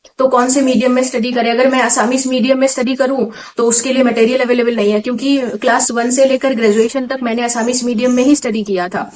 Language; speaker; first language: Hindi; non-native, local second language; Assamese